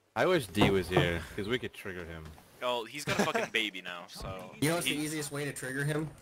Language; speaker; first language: English; native; English